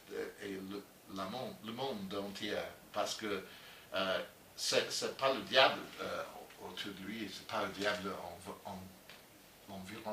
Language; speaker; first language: French; non-native, learner; English